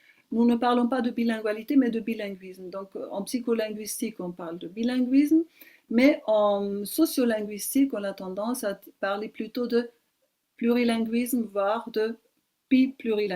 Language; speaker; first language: French; non-native, fluent; German